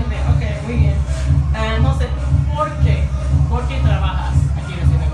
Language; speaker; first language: Spanish; non-native, learner; English